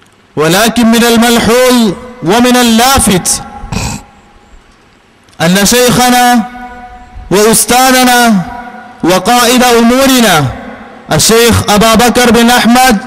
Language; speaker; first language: Arabic; non-native, fluent; Malayalam